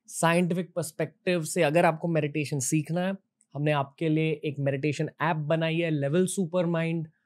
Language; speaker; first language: Hindi; native; Hindi